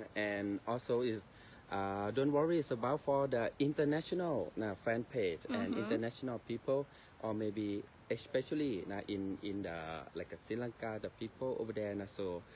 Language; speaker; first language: English; non-native, learner; Thai